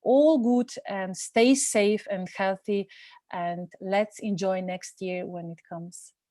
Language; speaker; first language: English; non-native, fluent; Slovenian